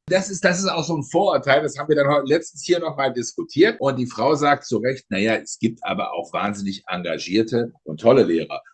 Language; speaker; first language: German; native; German